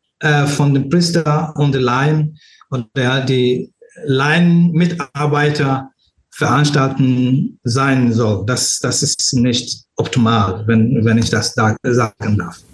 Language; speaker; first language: German; non-native, learner; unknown